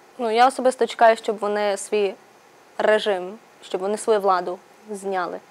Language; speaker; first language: Ukrainian; native; Ukrainian